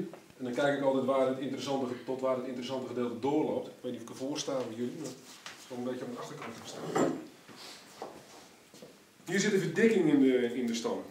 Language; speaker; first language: Dutch; native; Dutch